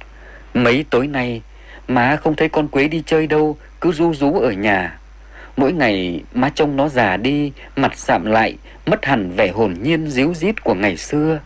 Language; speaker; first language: Vietnamese; native; Vietnamese